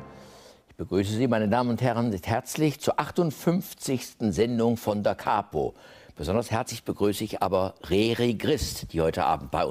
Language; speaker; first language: German; native; German